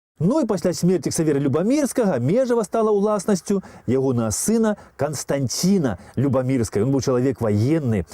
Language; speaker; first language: Belarusian; native; Belarusian